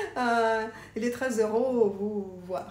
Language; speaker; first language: French; non-native, learner; Russian